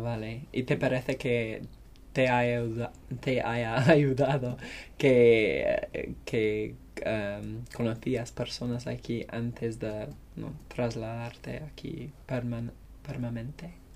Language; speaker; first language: Spanish; non-native, learner; English